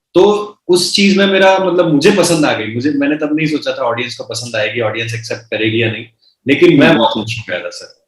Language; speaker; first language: Hindi; non-native, local second language; Gujarati